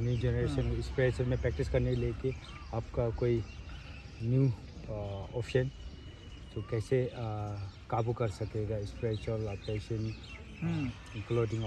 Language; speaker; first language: Hindi; non-native, local second language; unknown